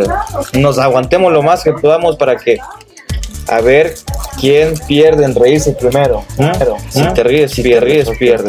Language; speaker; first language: Spanish; native; Spanish